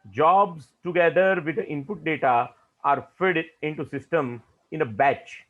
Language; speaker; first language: English; non-native, local second language; Gujarati